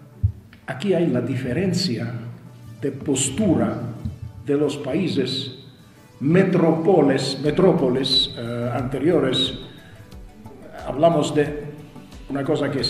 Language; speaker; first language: Spanish; non-native, fluent; Russian